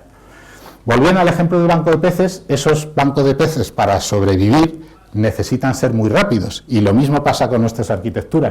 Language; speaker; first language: Spanish; native; Spanish